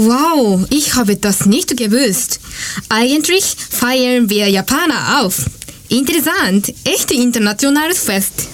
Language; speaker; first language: German; non-native, learner; Japanese